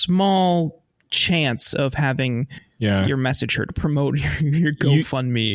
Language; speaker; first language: English; native; English